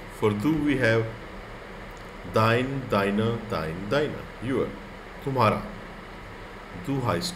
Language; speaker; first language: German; non-native, fluent; Hindi